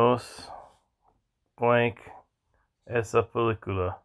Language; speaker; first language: Spanish; non-native, learner; English